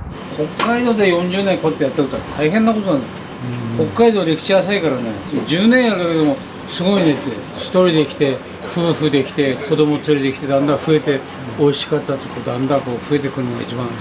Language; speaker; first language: Japanese; native; Japanese